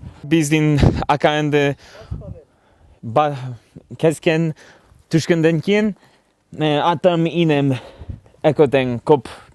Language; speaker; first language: Kyrgyz; non-native, learner; English